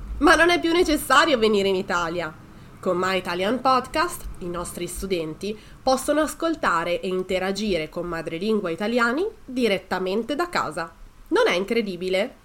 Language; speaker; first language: Italian; native; Italian